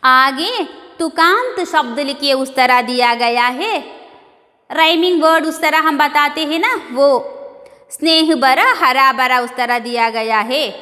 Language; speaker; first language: Hindi; non-native, local second language; Kannada